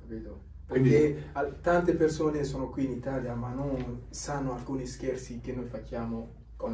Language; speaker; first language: Italian; non-native, learner; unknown